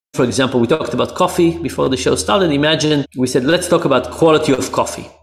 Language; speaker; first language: English; non-native, fluent; Hebrew